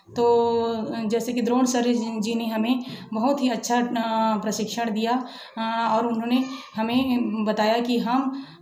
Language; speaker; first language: Hindi; native; Hindi